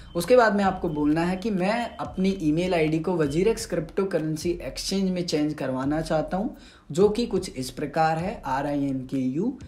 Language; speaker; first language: Hindi; native; Hindi